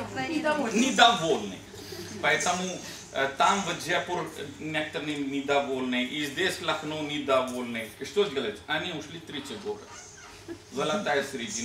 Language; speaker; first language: Russian; non-native, learner; Hindi